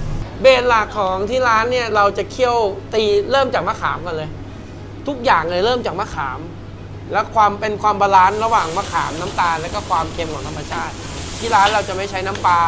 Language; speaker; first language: Thai; native; Thai